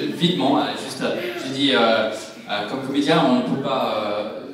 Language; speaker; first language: French; non-native, learner; English